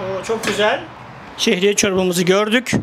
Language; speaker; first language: Turkish; native; Turkish